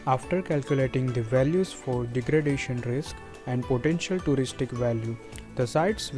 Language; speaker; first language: English; non-native, fluent; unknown